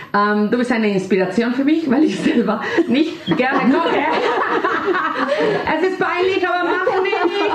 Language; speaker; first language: German; non-native, learner; Spanish